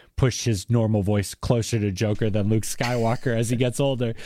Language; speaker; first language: English; native; English